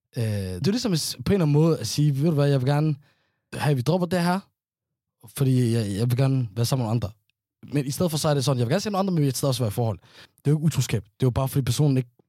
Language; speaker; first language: Danish; early bilingual, other home language; Somali